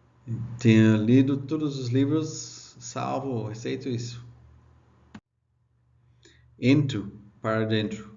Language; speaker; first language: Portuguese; non-native, learner; English